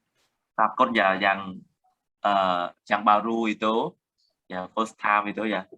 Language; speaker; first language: Indonesian; non-native, learner; Khmer